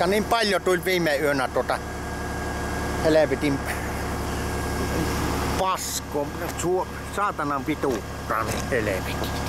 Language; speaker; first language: Finnish; native; Finnish